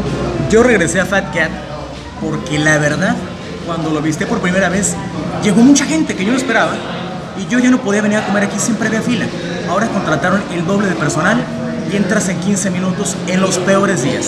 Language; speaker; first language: Spanish; native; Spanish